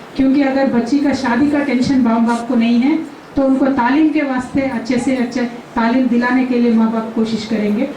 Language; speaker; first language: Hindi; non-native, local second language; Telugu